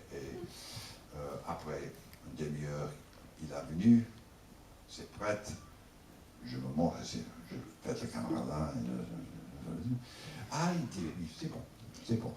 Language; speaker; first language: French; non-native, learner; English